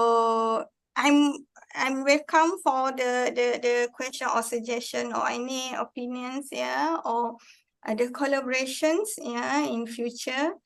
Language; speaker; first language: English; non-native, fluent; Malay